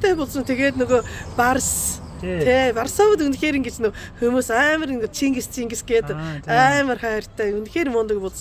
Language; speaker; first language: Mongolian; non-native, fluent; Japanese